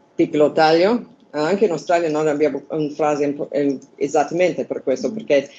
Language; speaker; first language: Italian; non-native, learner; English